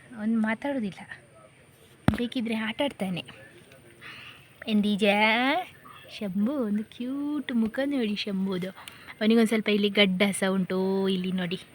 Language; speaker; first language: Kannada; native; Kannada